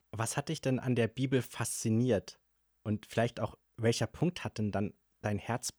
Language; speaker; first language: German; native; German